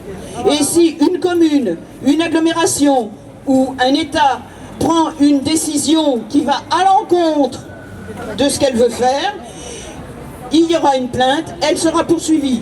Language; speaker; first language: French; native; French